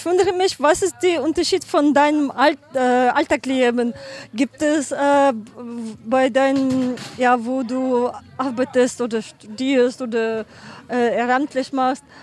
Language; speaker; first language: German; non-native, learner; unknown